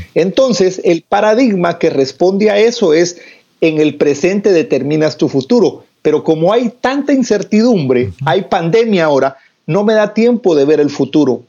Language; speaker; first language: Spanish; native; Spanish